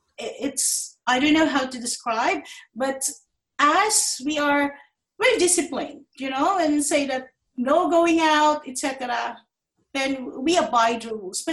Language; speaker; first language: English; non-native, local second language; Filipino